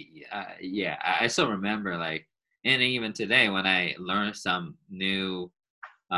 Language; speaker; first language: English; non-native, fluent; Chinese